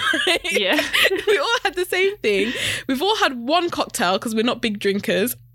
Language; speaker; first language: English; native; English